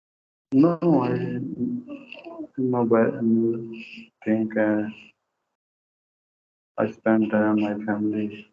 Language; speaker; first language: English; non-native, learner; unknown